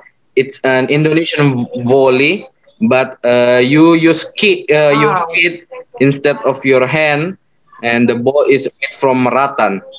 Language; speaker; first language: English; non-native, learner; Indonesian